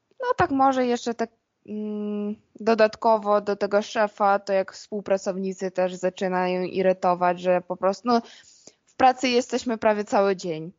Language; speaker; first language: Polish; non-native, fluent; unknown